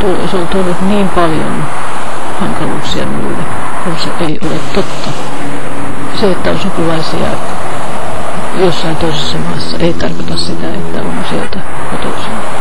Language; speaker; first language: Finnish; native; Finnish